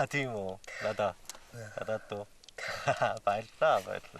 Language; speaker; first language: Mongolian; non-native, learner; Korean